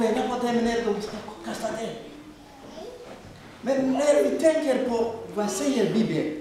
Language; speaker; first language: Swedish; non-native, fluent; Rundi